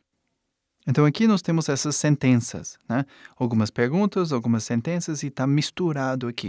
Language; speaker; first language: Portuguese; non-native, fluent; English